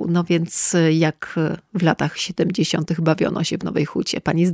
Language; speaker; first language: Polish; native; Polish